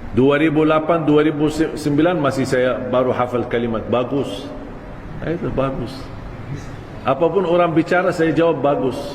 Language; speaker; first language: Malay; non-native, fluent; Arabic